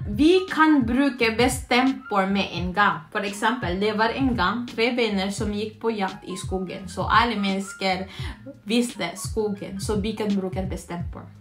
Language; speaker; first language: Norwegian; non-native, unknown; Filipino